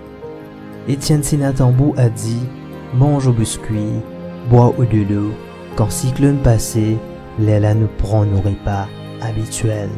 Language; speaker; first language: French; non-native, local second language; Morisyen